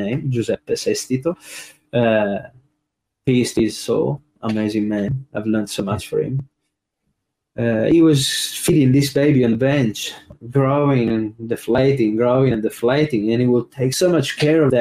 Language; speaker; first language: English; non-native, fluent; Italian